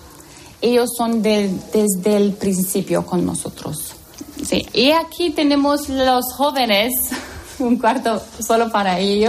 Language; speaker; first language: Spanish; non-native, learner; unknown